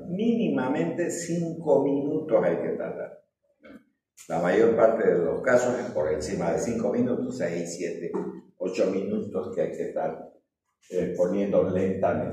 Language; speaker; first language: Spanish; native; Spanish